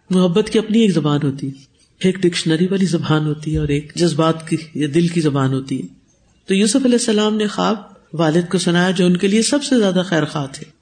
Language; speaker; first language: Urdu; non-native, local second language; Punjabi